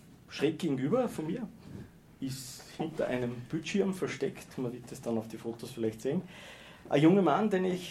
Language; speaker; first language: German; native; German